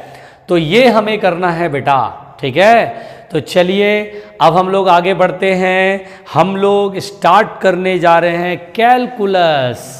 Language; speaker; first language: Hindi; native; Hindi